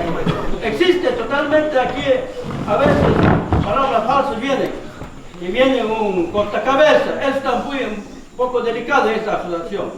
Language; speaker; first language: Spanish; non-native, local second language; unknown